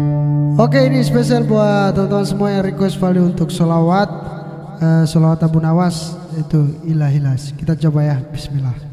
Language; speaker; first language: Indonesian; native; Indonesian